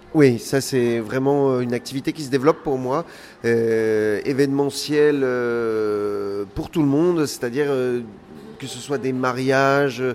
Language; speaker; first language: French; native; French